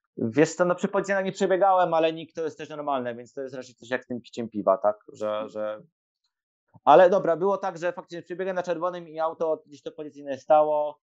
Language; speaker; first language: Polish; native; Polish